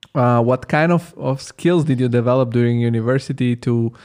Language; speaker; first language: English; non-native, fluent; Italian